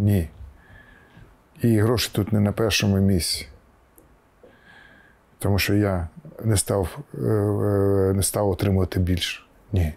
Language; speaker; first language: Ukrainian; non-native, local second language; Russian